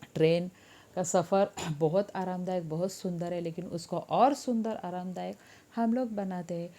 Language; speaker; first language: Hindi; non-native, local second language; Marathi